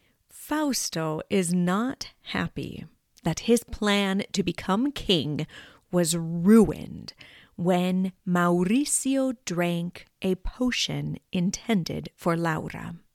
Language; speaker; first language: English; native; English